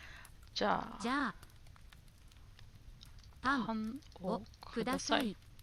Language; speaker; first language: Japanese; non-native, learner; English